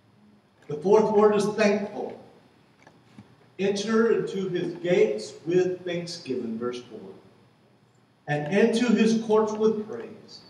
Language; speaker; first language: English; native; English